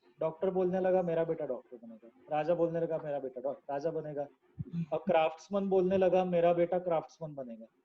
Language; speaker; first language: Hindi; non-native, local second language; Marathi